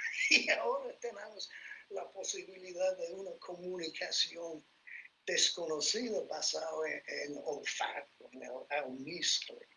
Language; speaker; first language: Spanish; non-native, fluent; English